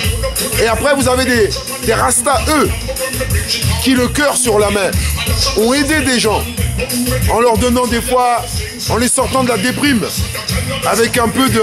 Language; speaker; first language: French; native; French